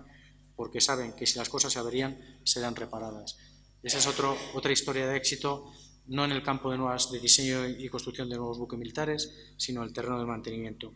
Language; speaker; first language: Spanish; native; Spanish